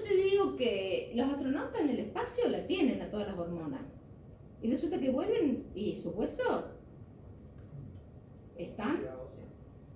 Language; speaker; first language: Spanish; native; Spanish